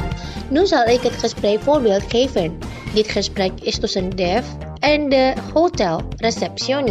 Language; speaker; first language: Dutch; non-native, learner; Indonesian